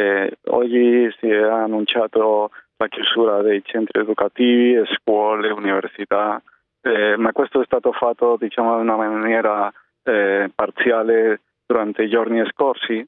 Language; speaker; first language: Italian; non-native, fluent; Spanish